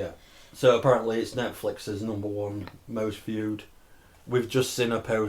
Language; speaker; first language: English; native; English